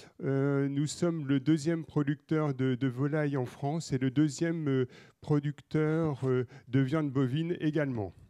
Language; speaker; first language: French; native; French